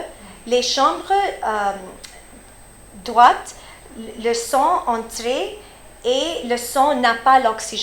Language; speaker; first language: French; early bilingual, heritage; French